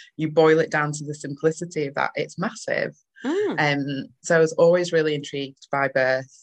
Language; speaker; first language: English; native; English